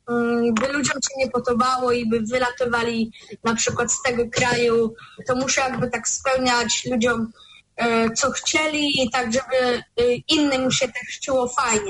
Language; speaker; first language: Polish; early bilingual, heritage; Polish